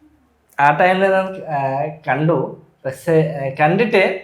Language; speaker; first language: Malayalam; non-native, local second language; Bangla